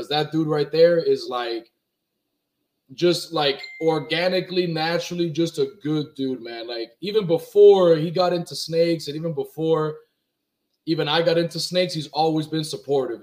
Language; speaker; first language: English; early bilingual, other home language; Spanish